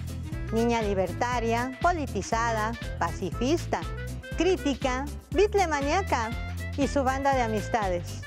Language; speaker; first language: Spanish; native; Spanish